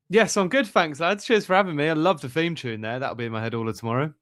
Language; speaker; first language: English; native; English